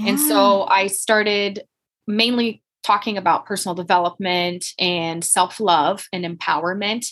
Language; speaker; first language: English; non-native, fluent; Portuguese